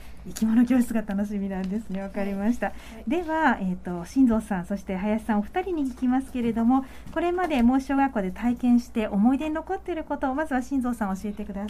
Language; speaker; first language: Japanese; native; Japanese